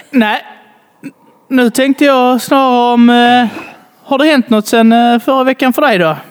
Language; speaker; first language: Swedish; early bilingual, other home language; Bangla